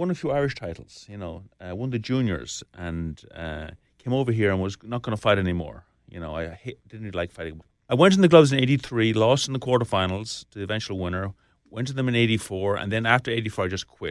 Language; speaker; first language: English; native; English